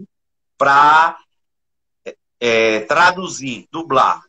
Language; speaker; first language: Portuguese; native; Portuguese